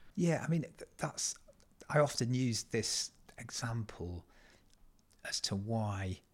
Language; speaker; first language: English; native; English